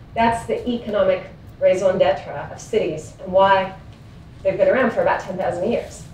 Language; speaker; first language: English; native; English